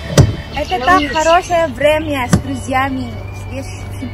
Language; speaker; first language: Russian; non-native, learner; Filipino